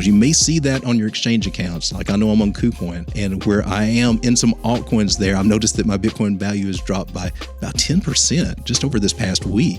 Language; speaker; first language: English; native; English